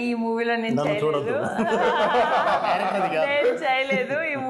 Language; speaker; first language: Telugu; non-native, fluent; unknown